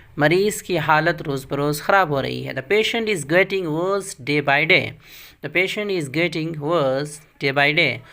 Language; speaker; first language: Urdu; native; Urdu